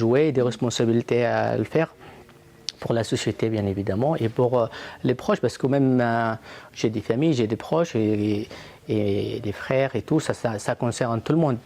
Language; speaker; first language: French; non-native, fluent; Arabic